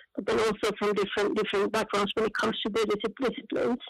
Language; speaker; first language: English; non-native, fluent; Finnish